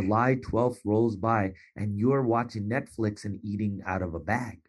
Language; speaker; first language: English; native; English